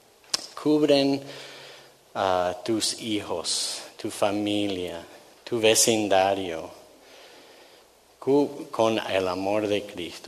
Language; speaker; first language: Spanish; non-native, fluent; English